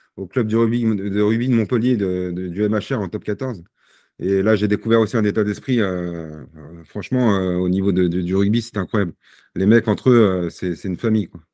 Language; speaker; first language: French; native; French